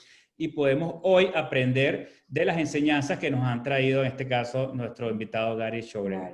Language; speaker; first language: Spanish; native; Spanish